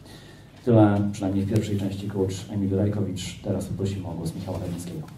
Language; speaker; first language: Polish; native; Polish